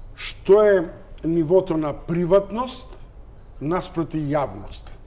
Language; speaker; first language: Macedonian; native; Macedonian